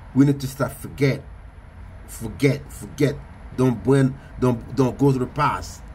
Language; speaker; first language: English; non-native, fluent; Haitian Creole